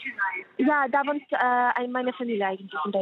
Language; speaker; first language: German; non-native, fluent; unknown